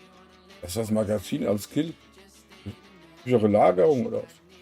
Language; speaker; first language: German; native; German